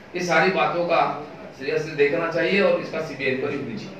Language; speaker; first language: Hindi; non-native, local second language; Bangla